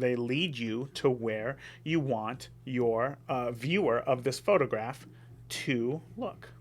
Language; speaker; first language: English; native; English